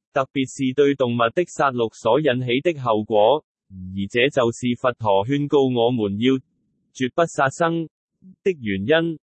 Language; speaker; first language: Chinese; non-native, local second language; Cantonese